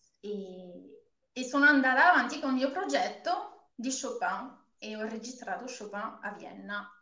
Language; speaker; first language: Italian; non-native, fluent; French